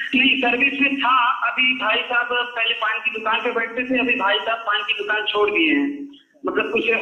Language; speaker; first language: Hindi; native; Hindi